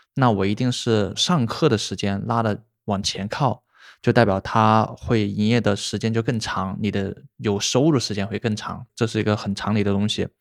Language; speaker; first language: Chinese; native; Chinese